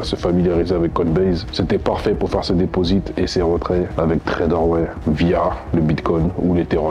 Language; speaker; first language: French; native; French